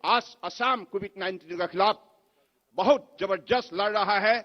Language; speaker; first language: Hindi; non-native, local second language; Assamese